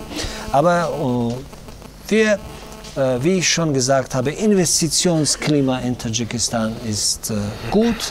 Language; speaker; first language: German; non-native, learner; Tajik